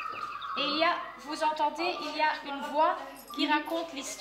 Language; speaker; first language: French; non-native, fluent; Dutch